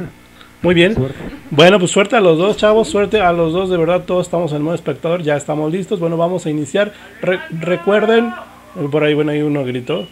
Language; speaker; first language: Spanish; native; Spanish